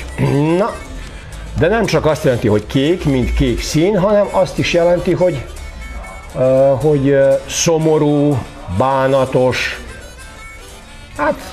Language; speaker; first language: Hungarian; non-native, local second language; Serbian